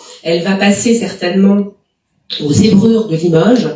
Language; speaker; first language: French; native; French